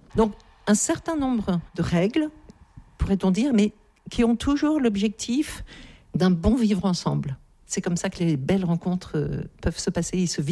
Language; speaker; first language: French; native; French